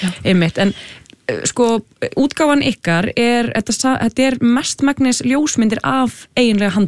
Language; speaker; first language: Icelandic; native; Icelandic